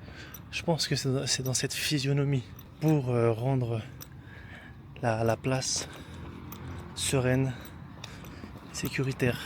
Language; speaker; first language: French; native; French